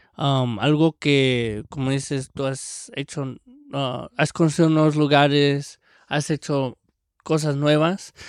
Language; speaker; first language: Spanish; early bilingual, heritage; Spanish